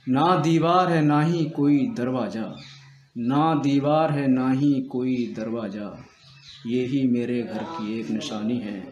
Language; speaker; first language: Hindi; native; Hindi